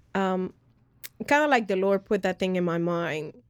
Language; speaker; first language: English; early bilingual, other home language; Spanish